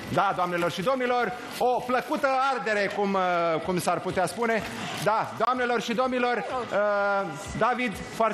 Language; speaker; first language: Romanian; native; Romanian